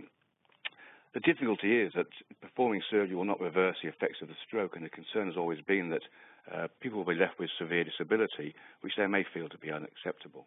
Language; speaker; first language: English; native; English